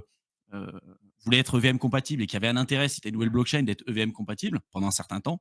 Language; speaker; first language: French; native; French